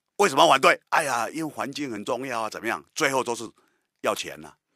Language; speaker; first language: Chinese; native; Chinese